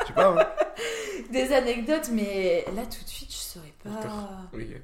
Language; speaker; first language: French; native; French